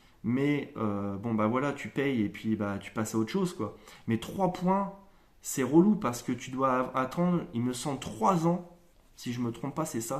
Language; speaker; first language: French; native; French